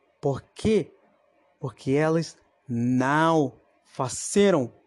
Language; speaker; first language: Portuguese; non-native, fluent; Spanish